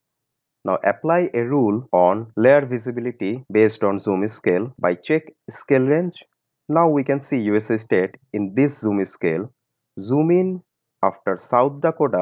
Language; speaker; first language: English; non-native, local second language; Bangla